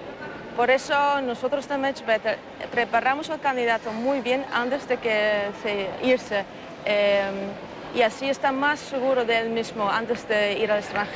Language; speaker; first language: Spanish; non-native, fluent; Dutch